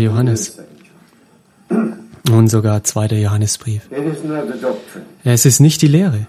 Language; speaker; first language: German; non-native, fluent; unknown